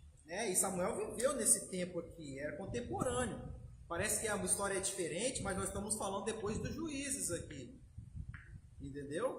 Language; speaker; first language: Portuguese; native; Portuguese